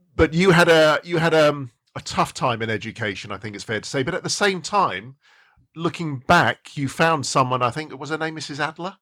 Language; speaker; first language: English; native; English